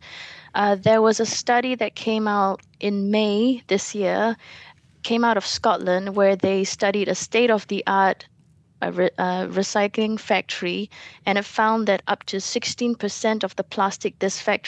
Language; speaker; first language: English; non-native, local second language; Malay